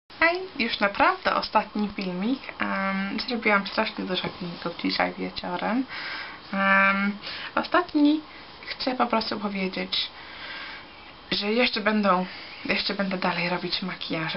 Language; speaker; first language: Polish; early bilingual, heritage; Polish